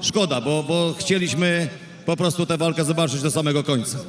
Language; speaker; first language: Polish; native; Polish